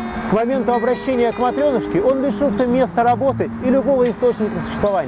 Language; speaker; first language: Russian; native; Russian